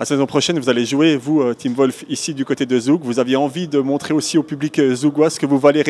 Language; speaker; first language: French; native; French